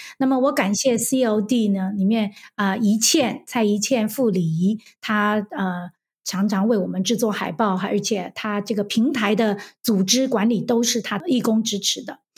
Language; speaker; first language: Chinese; native; Chinese